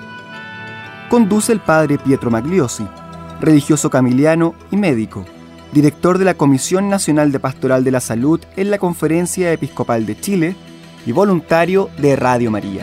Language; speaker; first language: Spanish; native; Spanish